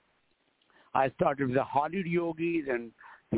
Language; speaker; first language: English; non-native, local second language; Hindi